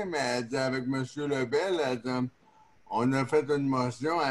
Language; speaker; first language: French; native; French